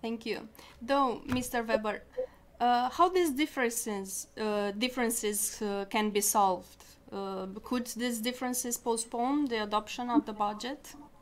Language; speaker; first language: English; non-native, fluent; Romanian